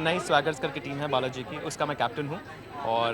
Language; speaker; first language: Hindi; native; Hindi